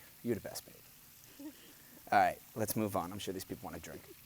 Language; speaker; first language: English; native; English